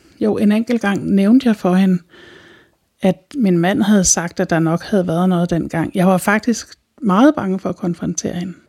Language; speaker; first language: Danish; native; Danish